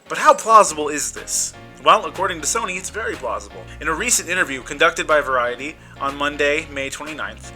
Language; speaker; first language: English; native; English